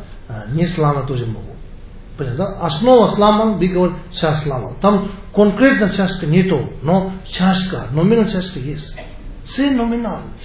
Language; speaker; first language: Russian; non-native, learner; Tibetan